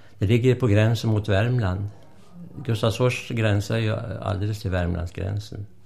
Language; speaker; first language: Swedish; native; Swedish